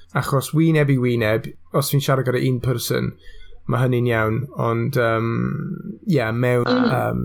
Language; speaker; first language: Welsh; non-native, local second language; English